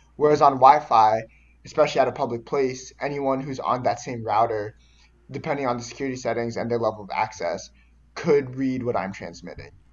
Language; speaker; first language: English; early bilingual, other home language; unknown